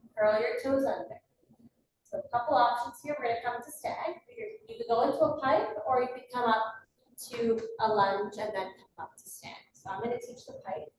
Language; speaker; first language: English; native; English